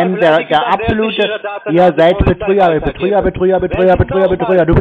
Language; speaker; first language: German; native; German